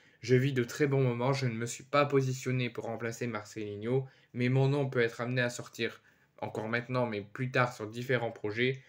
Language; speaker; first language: French; native; French